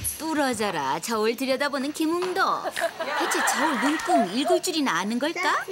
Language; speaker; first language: Korean; native; Korean